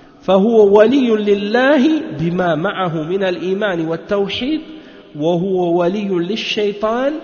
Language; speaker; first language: Arabic; non-native, fluent; French